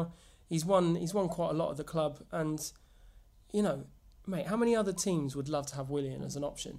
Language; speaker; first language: English; native; English